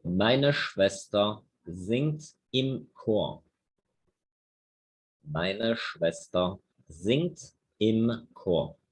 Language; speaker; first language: German; non-native, fluent; Spanish